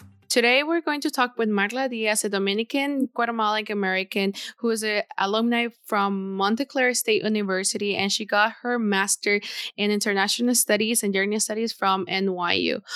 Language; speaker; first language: English; non-native, fluent; Spanish